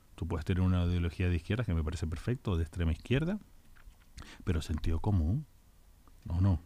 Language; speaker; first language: Spanish; native; Spanish